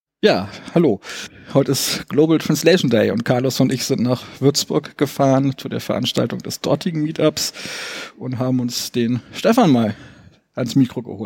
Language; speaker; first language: German; native; German